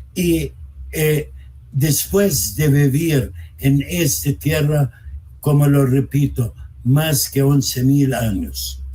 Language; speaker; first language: Spanish; non-native, fluent; Arabic